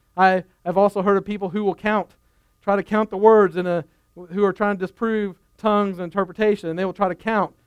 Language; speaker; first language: English; native; English